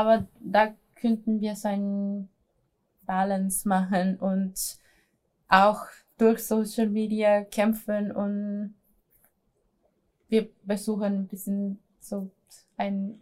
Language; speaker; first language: German; non-native, fluent; Spanish